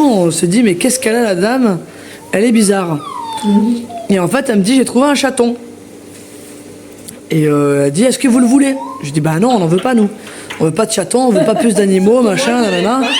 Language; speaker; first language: French; native; French